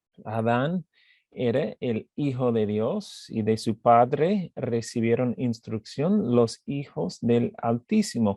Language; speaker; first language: Spanish; non-native, fluent; English